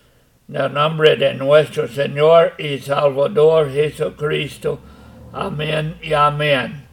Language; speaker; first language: Spanish; non-native, fluent; English